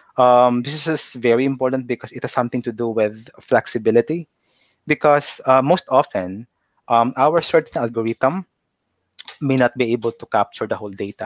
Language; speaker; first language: English; non-native, local second language; Cebuano